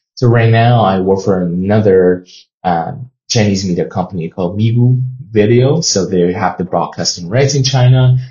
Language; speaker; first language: English; non-native, fluent; Chinese